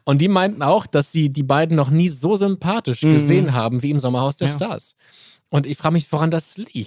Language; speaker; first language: German; native; German